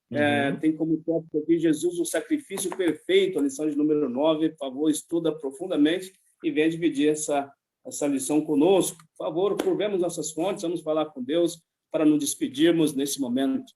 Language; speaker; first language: Portuguese; native; Portuguese